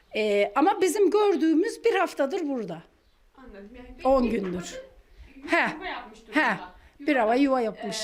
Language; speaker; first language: Turkish; native; Turkish